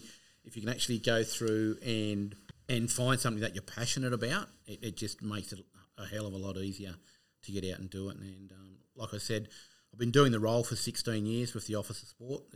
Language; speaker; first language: English; native; English